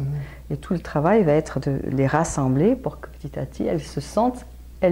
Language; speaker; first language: French; native; French